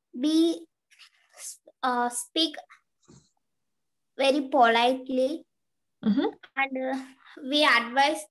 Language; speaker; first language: English; non-native, learner; Tamil